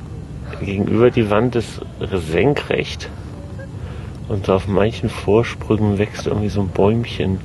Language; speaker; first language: German; native; German